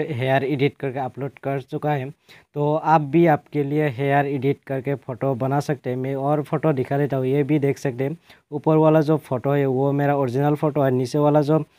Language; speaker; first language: Hindi; non-native, local second language; Assamese